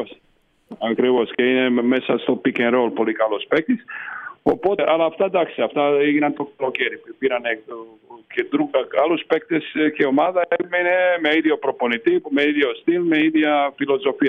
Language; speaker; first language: Greek; non-native, fluent; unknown